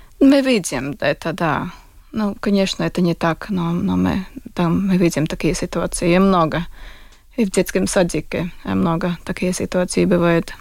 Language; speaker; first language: Russian; non-native, local second language; Latvian